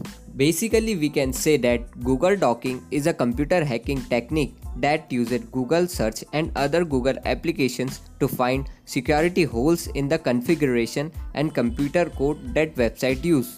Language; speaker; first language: English; non-native, local second language; Hindi